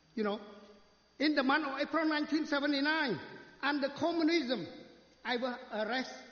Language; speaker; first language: English; non-native, learner; Khmer